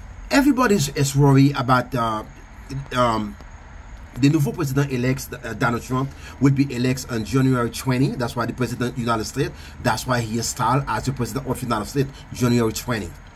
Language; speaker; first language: English; non-native, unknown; Haitian Creole